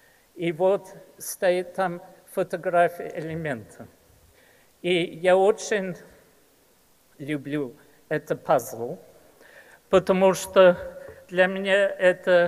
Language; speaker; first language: Russian; early bilingual, heritage; English